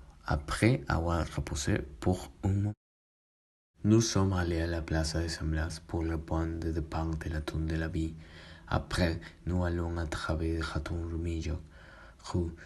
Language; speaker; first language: French; non-native, learner; Spanish